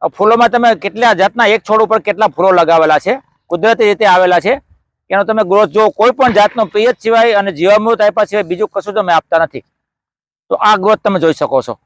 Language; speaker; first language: Gujarati; native; Gujarati